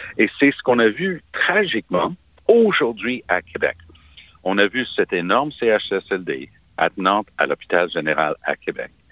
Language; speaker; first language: French; native; French